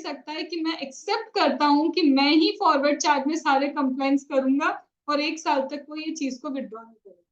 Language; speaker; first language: Hindi; native; Hindi